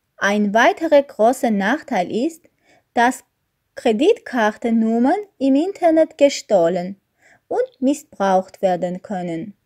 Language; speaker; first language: German; non-native, learner; Armenian